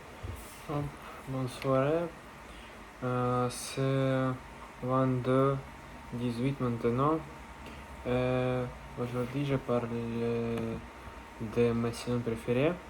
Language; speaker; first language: French; non-native, learner; Russian